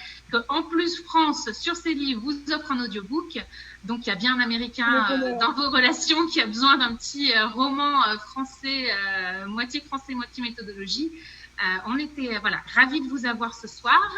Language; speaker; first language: French; native; French